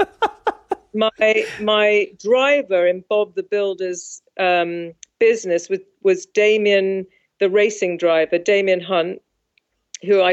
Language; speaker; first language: English; native; English